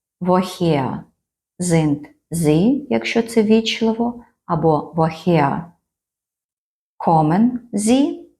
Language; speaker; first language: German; non-native, fluent; Ukrainian